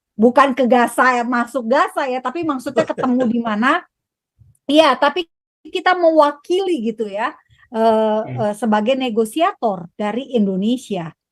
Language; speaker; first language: Indonesian; native; Indonesian